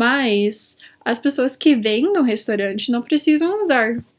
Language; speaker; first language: Portuguese; early bilingual, heritage; Portuguese